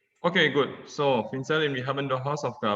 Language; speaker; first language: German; non-native, fluent; Indonesian